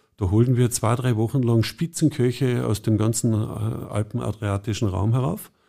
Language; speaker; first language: German; native; German